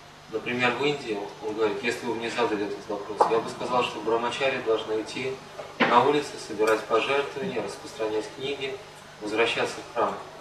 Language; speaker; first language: Russian; native; Russian